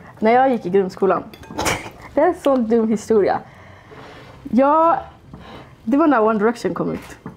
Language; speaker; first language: Swedish; early bilingual, other home language; Somali